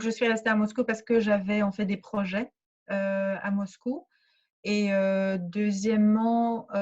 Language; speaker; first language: French; early bilingual, other home language; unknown